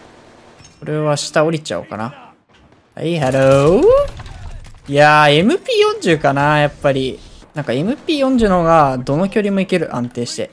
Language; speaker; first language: Japanese; native; Japanese